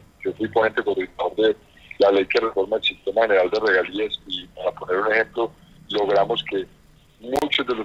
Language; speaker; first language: Spanish; native; Spanish